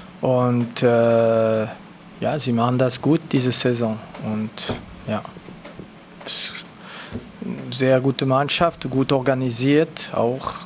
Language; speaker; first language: German; non-native, local second language; French